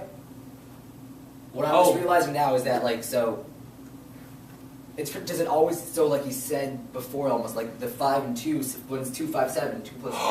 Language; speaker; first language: English; native; English